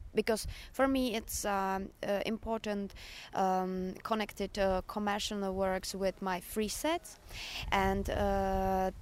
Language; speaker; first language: English; non-native, learner; Czech